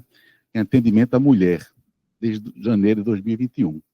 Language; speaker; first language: Portuguese; native; Portuguese